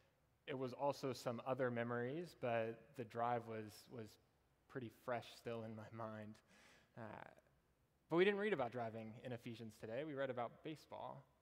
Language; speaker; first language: English; native; English